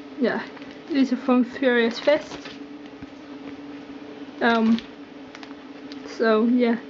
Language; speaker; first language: English; native; English